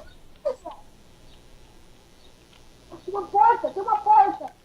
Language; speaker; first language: Portuguese; native; Portuguese